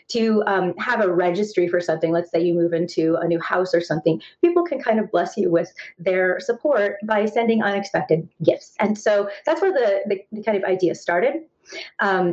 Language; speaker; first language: English; native; English